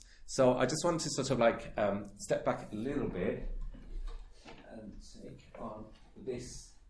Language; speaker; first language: English; native; English